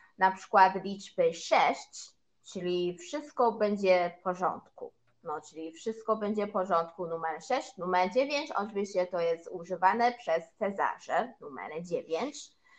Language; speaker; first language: Polish; non-native, learner; Chinese